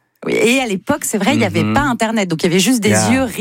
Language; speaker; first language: French; native; French